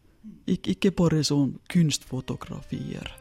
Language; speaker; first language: Norwegian; non-native, fluent; Finnish